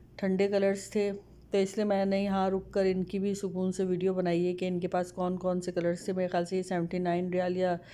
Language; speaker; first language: Urdu; native; Urdu